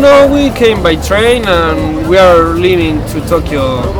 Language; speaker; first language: English; non-native, learner; Spanish